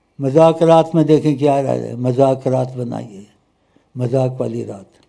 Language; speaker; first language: Urdu; non-native, local second language; Pashto